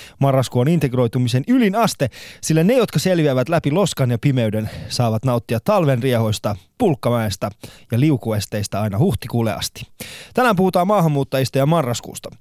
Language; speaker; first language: Finnish; non-native, fluent; Persian